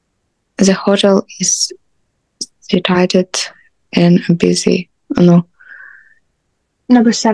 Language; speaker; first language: English; non-native, learner; Russian